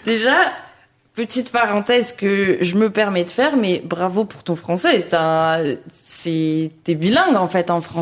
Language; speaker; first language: French; native; French